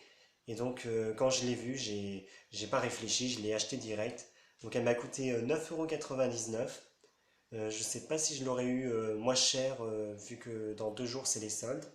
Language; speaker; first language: French; native; French